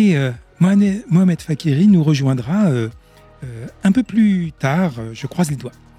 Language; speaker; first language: French; native; French